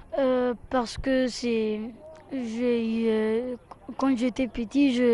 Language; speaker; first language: French; non-native, fluent; Arabic